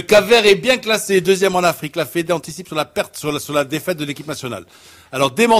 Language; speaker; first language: French; non-native, local second language; Arabic